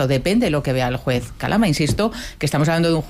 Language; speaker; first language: Spanish; native; Spanish